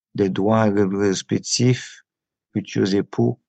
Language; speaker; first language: French; non-native, local second language; Haitian Creole